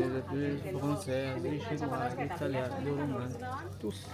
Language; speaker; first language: French; non-native, learner; Arabic